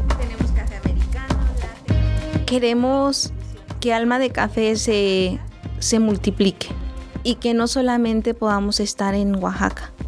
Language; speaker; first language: Spanish; non-native, local second language; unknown